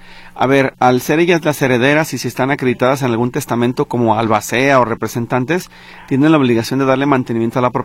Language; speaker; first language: Spanish; native; Spanish